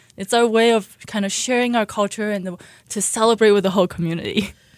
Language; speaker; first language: English; early bilingual, other home language; Chinese